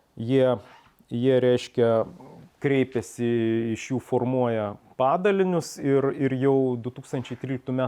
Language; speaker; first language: Lithuanian; native; Lithuanian